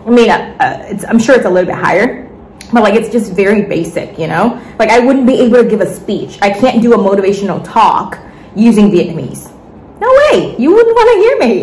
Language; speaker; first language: English; early bilingual, other home language; Vietnamese